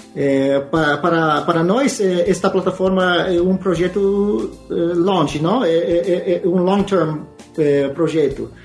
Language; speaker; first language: Portuguese; non-native, fluent; English